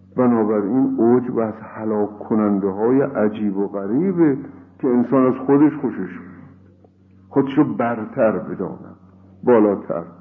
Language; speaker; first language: Persian; native; Persian